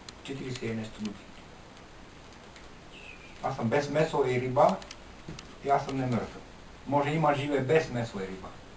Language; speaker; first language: Bulgarian; non-native, learner; Finnish